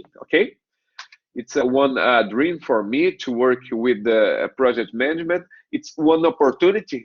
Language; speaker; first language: English; non-native, learner; Portuguese